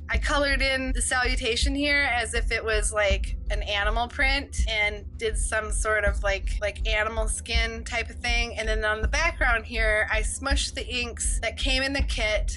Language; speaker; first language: English; native; English